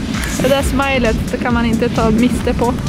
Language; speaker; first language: Swedish; native; Swedish